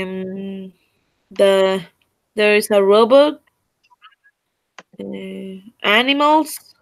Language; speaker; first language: English; non-native, learner; Spanish